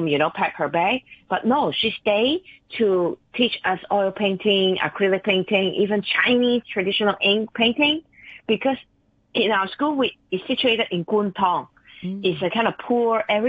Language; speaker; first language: English; non-native, local second language; Cantonese